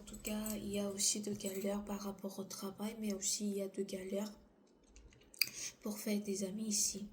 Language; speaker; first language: French; non-native, learner; Korean